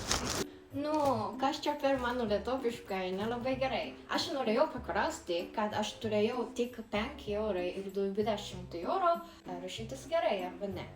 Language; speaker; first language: Lithuanian; non-native, learner; Japanese